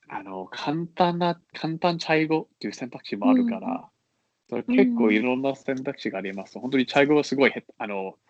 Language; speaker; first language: Japanese; non-native, fluent; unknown